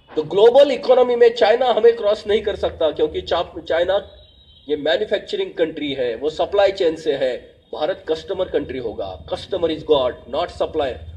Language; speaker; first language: Hindi; native; Hindi